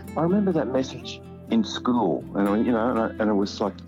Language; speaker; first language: English; native; English